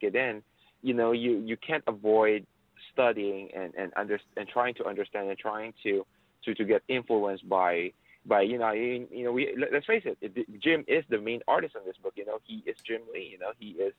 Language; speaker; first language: English; non-native, local second language; Filipino